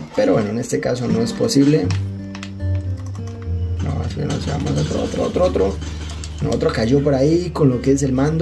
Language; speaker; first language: Spanish; native; Spanish